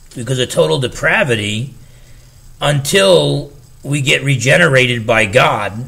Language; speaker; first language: English; native; English